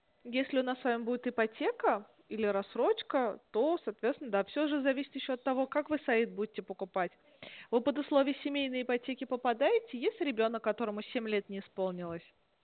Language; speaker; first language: Russian; native; Russian